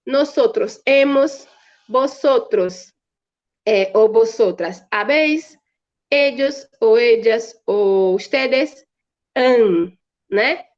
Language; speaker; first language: Spanish; non-native, fluent; Portuguese